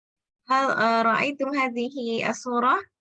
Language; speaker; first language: Arabic; non-native, fluent; Indonesian